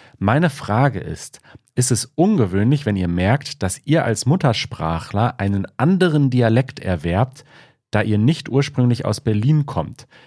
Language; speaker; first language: German; native; German